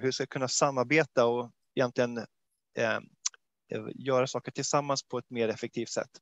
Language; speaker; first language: Swedish; native; Swedish